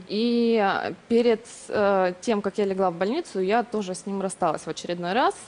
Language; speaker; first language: Russian; native; Russian